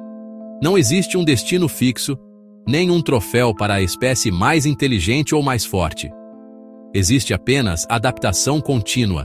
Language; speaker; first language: Portuguese; native; Portuguese